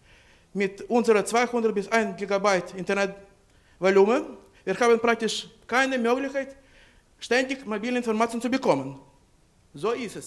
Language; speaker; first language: German; non-native, fluent; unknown